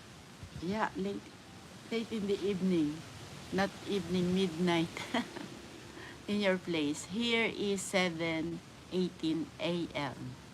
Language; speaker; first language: English; non-native, local second language; Filipino